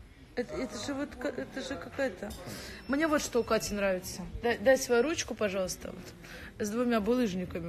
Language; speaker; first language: Russian; native; Russian